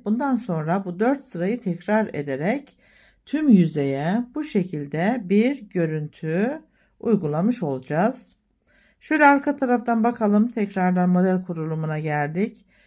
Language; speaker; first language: Turkish; native; Turkish